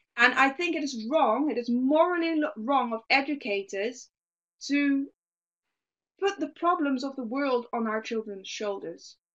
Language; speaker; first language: English; non-native, fluent; Dutch